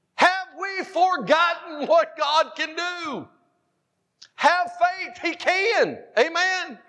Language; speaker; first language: English; native; English